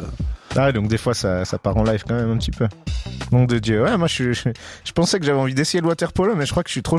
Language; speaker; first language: French; native; French